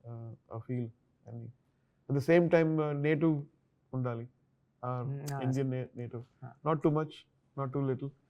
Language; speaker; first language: Telugu; non-native, learner; Tamil